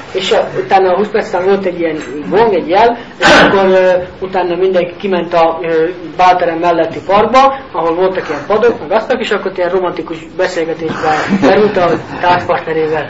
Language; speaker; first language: Hungarian; native; Hungarian